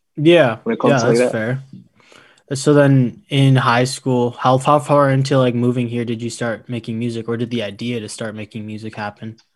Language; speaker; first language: English; early bilingual, other home language; Filipino